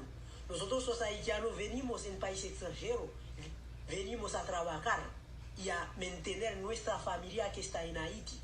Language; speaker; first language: Spanish; non-native, learner; Haitian Creole